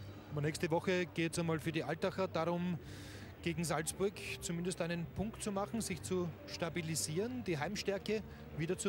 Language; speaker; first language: German; native; German